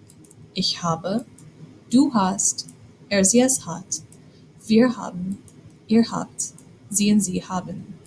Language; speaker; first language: German; non-native, fluent; English